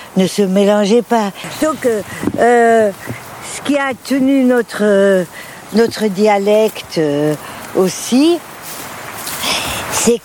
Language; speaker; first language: French; non-native, fluent; German